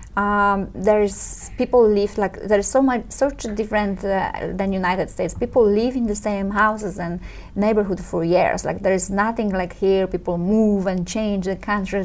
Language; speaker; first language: English; non-native, fluent; Polish